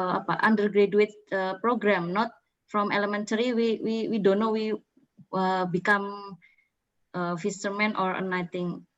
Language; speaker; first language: English; non-native, learner; Indonesian